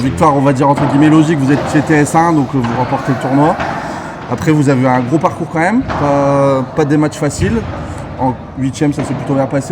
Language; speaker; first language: French; native; French